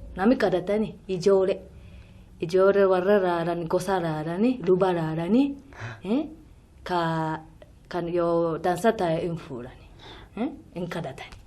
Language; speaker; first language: Oromo; non-native, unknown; Japanese